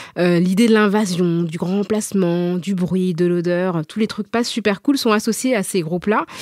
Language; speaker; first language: French; native; French